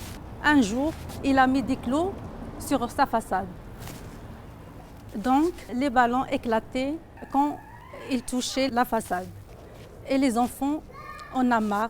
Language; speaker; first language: French; non-native, learner; Arabic